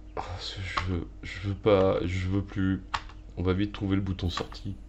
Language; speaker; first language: French; native; French